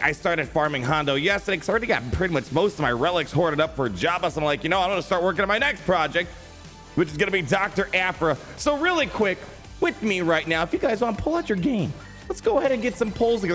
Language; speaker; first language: English; native; English